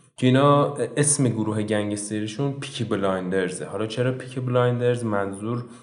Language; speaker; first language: Persian; native; Persian